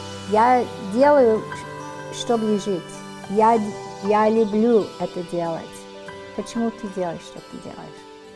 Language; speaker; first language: Russian; early bilingual, heritage; Russian